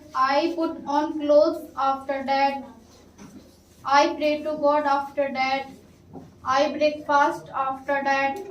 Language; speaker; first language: English; non-native, learner; Hindi